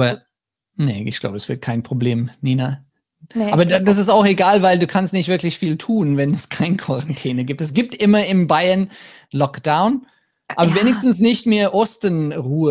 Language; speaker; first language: German; non-native, learner; English